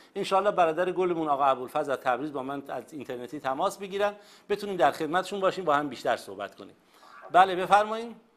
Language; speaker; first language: Persian; native; Persian